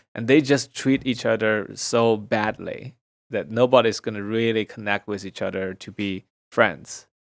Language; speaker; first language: English; non-native, fluent; Chinese